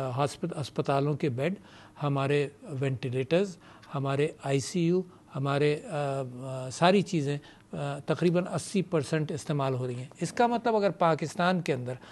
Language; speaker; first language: Urdu; native; Urdu